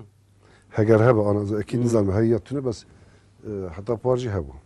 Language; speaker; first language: Kurdish; native; Kurdish